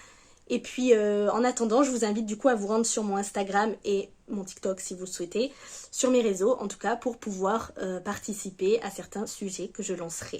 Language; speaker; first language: French; native; French